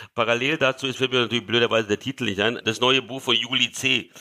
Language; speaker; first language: German; early bilingual, other home language; Hungarian